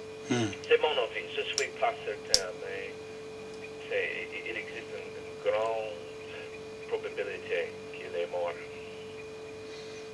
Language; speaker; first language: French; non-native, fluent; English